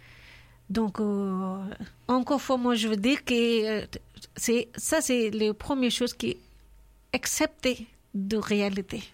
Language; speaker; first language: French; non-native, learner; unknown